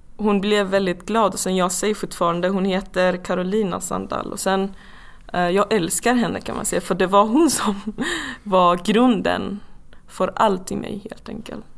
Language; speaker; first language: Swedish; non-native, fluent; Persian